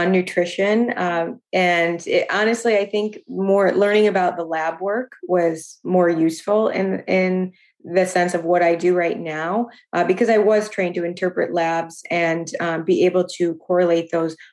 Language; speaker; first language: English; native; English